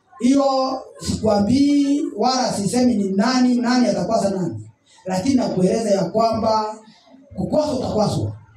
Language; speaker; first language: Swahili; non-native, local second language; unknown